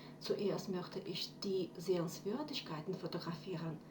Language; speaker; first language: German; non-native, fluent; Ukrainian